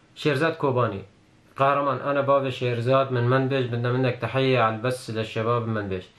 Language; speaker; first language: Arabic; non-native, local second language; Kurdish